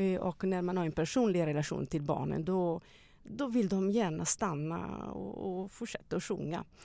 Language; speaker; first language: Swedish; non-native, fluent; Italian